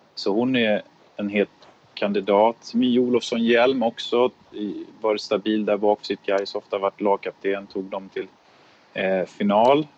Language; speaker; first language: Swedish; native; Swedish